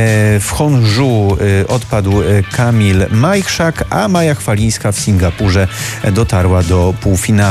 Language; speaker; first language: Polish; native; Polish